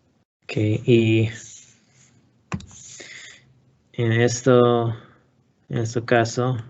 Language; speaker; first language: Spanish; non-native, learner; English